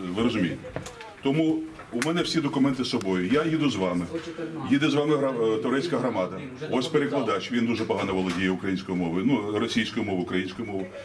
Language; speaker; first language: Ukrainian; native; Ukrainian